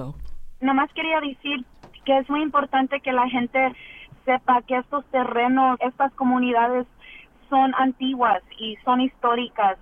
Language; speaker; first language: Spanish; early bilingual, heritage; English